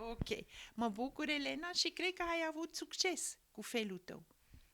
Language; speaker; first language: Romanian; non-native, fluent; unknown